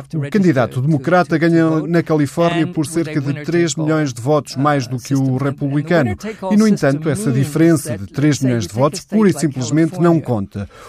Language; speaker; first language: Portuguese; non-native, fluent; English